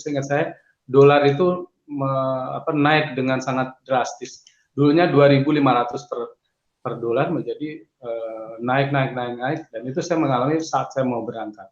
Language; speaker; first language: Indonesian; native; Indonesian